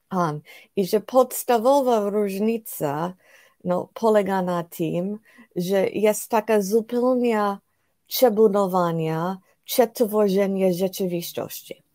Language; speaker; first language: Polish; non-native, fluent; English